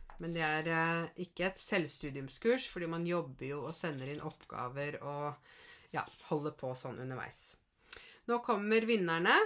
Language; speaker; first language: Norwegian; native; Norwegian